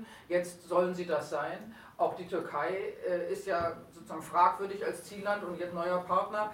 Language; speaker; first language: German; native; German